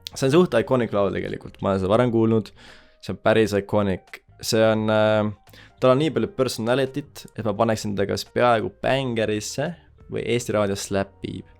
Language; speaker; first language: Estonian; native; Estonian